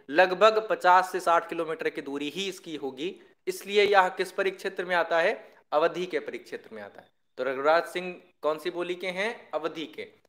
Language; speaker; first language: Hindi; native; Hindi